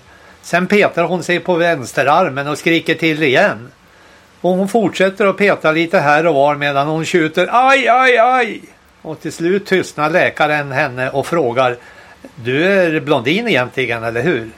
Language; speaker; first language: Swedish; native; Swedish